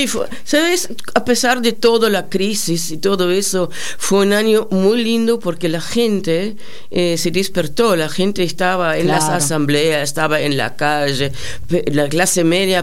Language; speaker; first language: Spanish; non-native, fluent; German